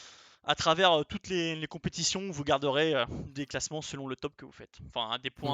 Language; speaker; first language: French; native; French